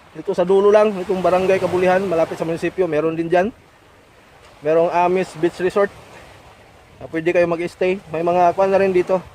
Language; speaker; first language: Filipino; non-native, local second language; Cebuano